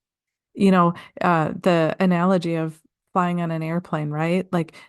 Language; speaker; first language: English; native; English